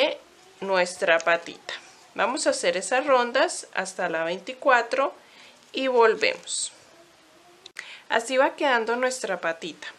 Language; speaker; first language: Spanish; native; Spanish